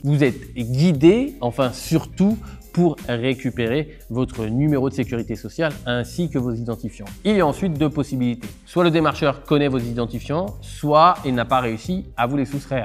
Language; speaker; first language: French; native; French